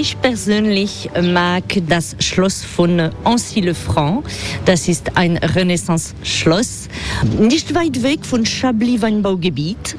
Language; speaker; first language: German; non-native, fluent; French